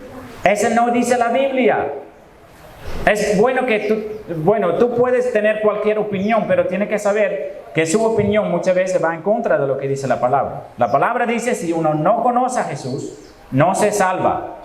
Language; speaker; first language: Spanish; non-native, fluent; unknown